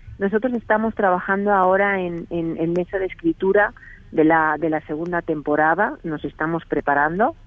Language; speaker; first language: Spanish; native; Spanish